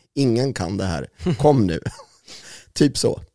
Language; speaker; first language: Swedish; native; Swedish